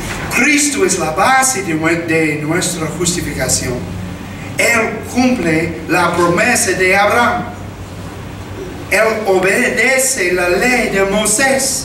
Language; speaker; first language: Spanish; non-native, fluent; English